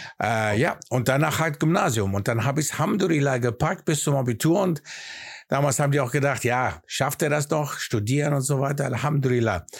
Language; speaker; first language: German; early bilingual, other home language; Greek